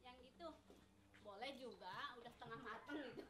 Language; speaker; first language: Indonesian; native; Indonesian